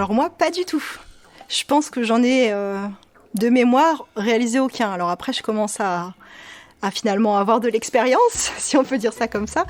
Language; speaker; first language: French; native; French